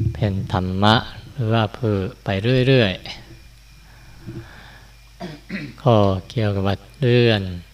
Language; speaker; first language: Thai; non-native, fluent; Japanese